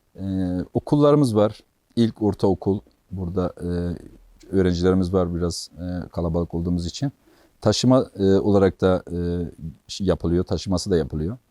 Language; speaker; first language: Turkish; native; Turkish